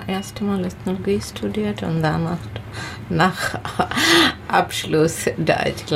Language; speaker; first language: German; non-native, learner; Bangla